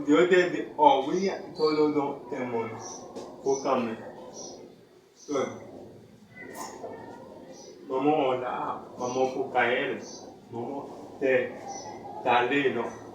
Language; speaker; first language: Spanish; non-native, learner; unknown